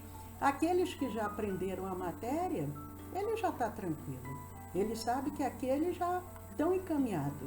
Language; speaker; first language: Portuguese; native; Portuguese